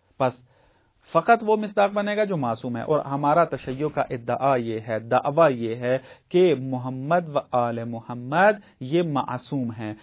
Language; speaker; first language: Urdu; native; Urdu